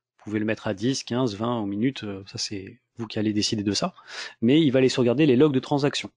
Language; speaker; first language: French; native; French